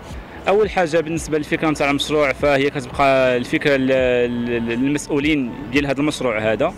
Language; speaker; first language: Arabic; native; Arabic